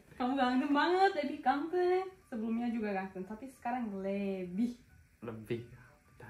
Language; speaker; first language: Indonesian; non-native, learner; Turkish